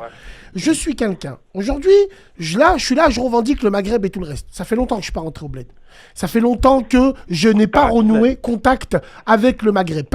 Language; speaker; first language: French; early bilingual, other home language; Arabic